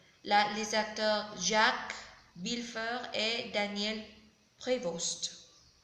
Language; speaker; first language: French; non-native, learner; Spanish